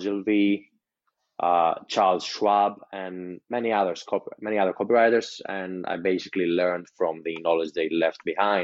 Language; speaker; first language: English; non-native, fluent; Greek